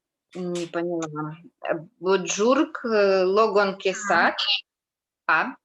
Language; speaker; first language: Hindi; non-native, learner; Russian